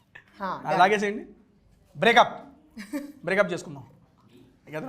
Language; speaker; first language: Telugu; native; Telugu